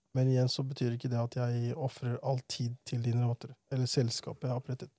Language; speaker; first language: Norwegian; early bilingual, other home language; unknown